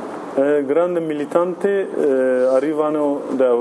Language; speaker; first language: Italian; non-native, learner; Kurdish